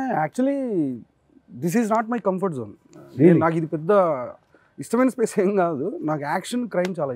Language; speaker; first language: Telugu; native; Telugu